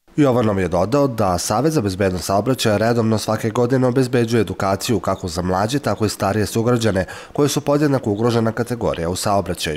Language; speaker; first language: Serbian; native; Serbian